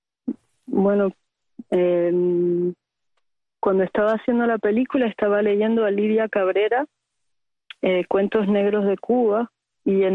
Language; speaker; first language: Spanish; early bilingual, heritage; Spanish